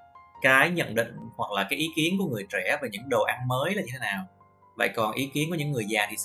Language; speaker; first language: Vietnamese; native; Vietnamese